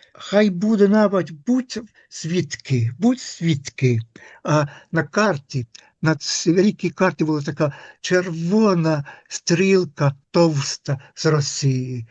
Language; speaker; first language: Ukrainian; non-native, fluent; Finnish